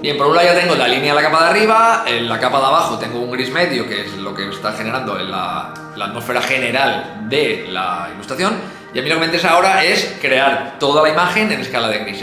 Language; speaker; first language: Spanish; native; Spanish